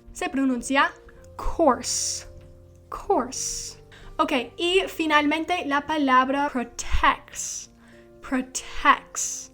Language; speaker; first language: Spanish; non-native, fluent; English